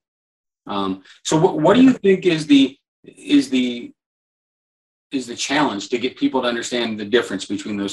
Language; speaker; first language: English; native; English